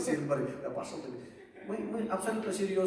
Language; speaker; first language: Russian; non-native, local second language; Kyrgyz